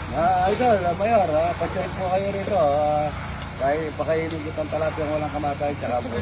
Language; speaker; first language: Filipino; non-native, local second language; Pampanga